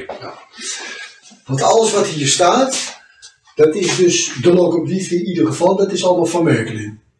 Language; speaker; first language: Dutch; early bilingual, other home language; French